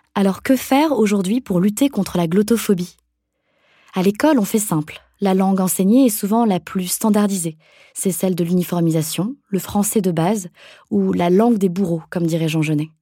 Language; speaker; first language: French; native; French